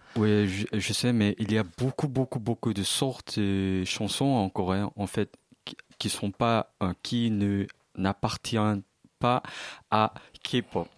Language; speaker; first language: French; non-native, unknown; Korean